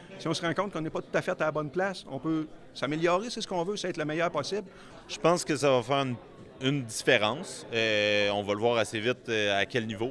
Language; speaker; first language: French; native; French